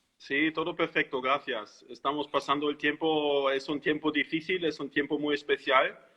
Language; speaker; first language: Spanish; non-native, fluent; German